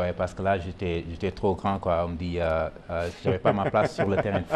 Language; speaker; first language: French; non-native, local second language; Wolof